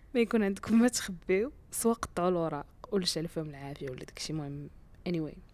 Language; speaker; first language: Arabic; native; Arabic